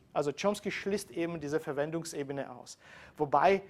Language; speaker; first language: German; non-native, fluent; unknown